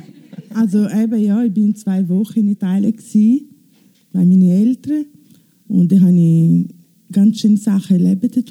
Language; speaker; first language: German; non-native, learner; Italian